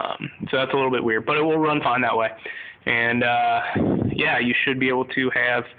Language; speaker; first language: English; native; English